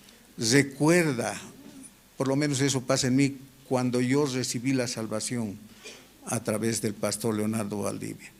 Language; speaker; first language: Spanish; native; Spanish